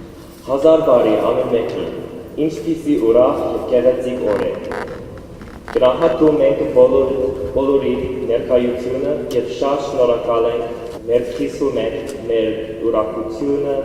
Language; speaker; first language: Armenian; non-native, learner; English